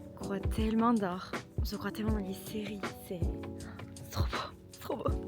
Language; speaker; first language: French; native; French